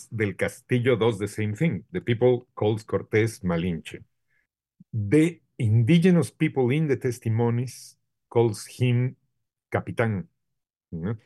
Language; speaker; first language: English; non-native, fluent; Spanish